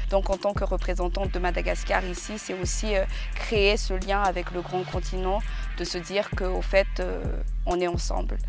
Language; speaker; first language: French; non-native, local second language; Malagasy